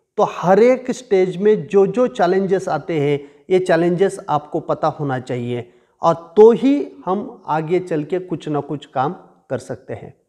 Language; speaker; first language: Hindi; non-native, local second language; Marathi